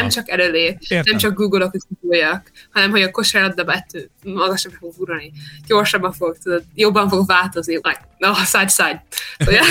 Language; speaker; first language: Hungarian; early bilingual, heritage; Hungarian